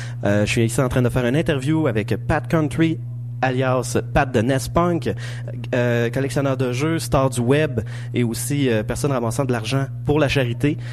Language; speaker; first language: French; native; French